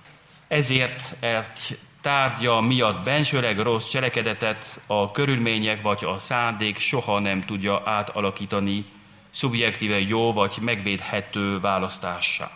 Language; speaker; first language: Hungarian; non-native, fluent; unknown